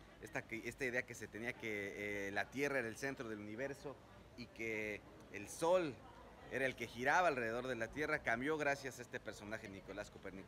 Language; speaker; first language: Spanish; native; Spanish